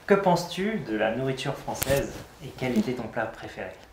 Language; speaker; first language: French; native; French